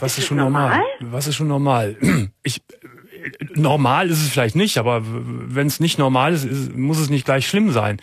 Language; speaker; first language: German; native; German